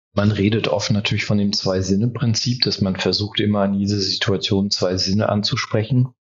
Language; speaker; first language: German; early bilingual, heritage; French